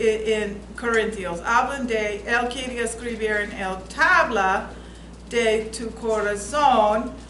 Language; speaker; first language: Spanish; non-native, fluent; English